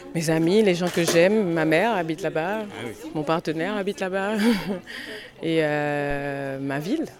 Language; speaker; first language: French; native; French